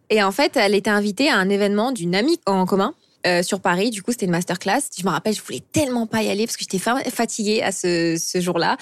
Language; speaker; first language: French; early bilingual, other home language; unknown